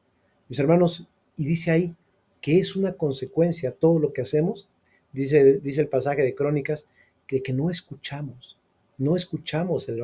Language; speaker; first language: Spanish; native; Spanish